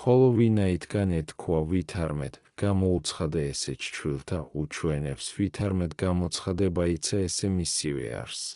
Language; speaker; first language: Georgian; native; Georgian